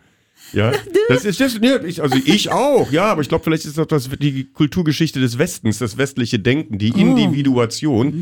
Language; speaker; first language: German; native; German